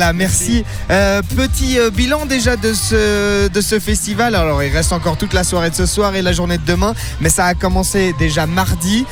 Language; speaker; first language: French; native; French